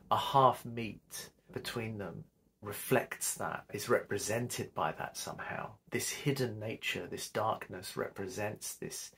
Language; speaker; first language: English; native; English